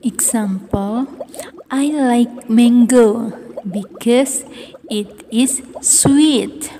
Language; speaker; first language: English; non-native, fluent; Indonesian